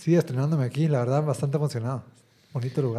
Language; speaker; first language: Spanish; native; Spanish